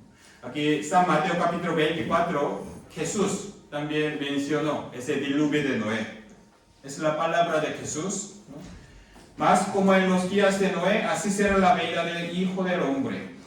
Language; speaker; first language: Spanish; non-native, fluent; Korean